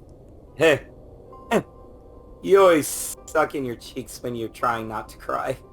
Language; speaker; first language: English; native; English